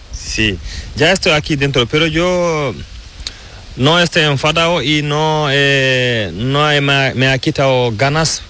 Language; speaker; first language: Spanish; non-native, learner; Fula